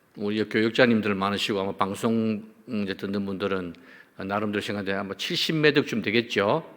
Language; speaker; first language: Korean; native; Korean